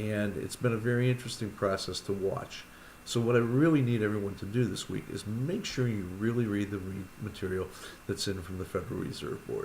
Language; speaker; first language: English; native; English